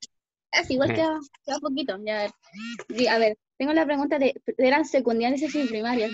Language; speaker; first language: Spanish; native; Spanish